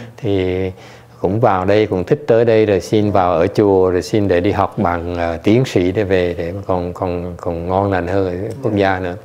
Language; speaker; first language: Vietnamese; early bilingual, heritage; Vietnamese